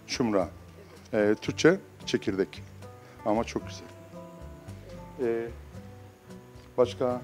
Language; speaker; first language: Turkish; non-native, learner; Arabic